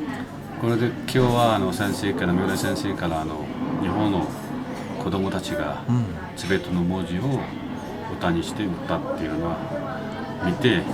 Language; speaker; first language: Japanese; non-native, fluent; Tibetan